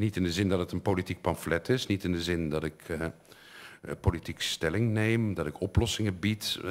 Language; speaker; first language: Dutch; native; Dutch